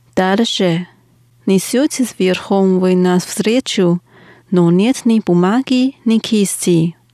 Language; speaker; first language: Russian; non-native, fluent; Chinese